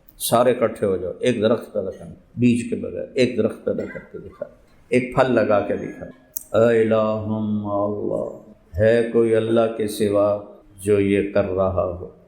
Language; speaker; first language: Urdu; non-native, local second language; Punjabi